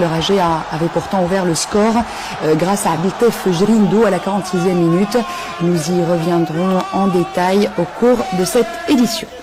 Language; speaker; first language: French; non-native, local second language; Arabic